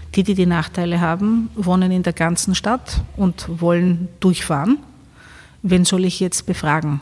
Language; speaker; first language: German; non-native, fluent; Greek